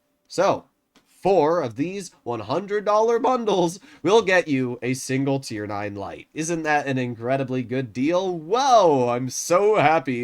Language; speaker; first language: English; native; English